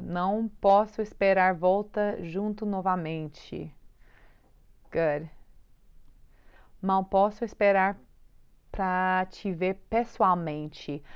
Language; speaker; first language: Portuguese; non-native, learner; English